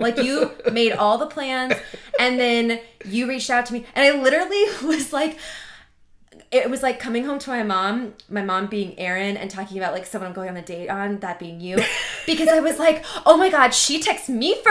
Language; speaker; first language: English; native; English